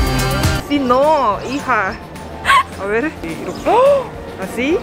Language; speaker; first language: Spanish; non-native, learner; Korean